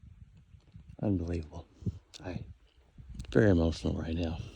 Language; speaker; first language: English; native; English